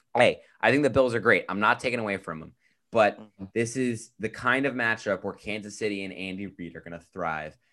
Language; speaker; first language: English; native; English